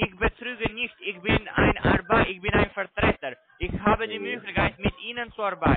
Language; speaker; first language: German; non-native, learner; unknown